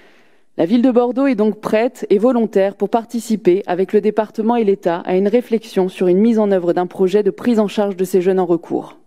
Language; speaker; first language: French; native; French